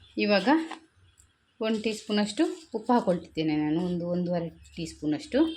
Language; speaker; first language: Kannada; non-native, local second language; Tulu